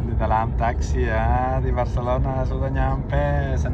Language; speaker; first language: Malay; non-native, fluent; Catalan